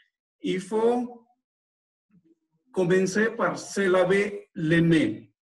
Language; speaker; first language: French; non-native, fluent; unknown